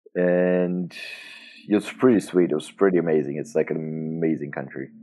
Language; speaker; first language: English; non-native, fluent; Portuguese